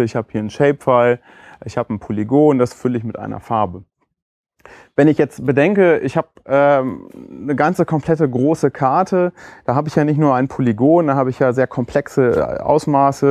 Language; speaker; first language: German; native; German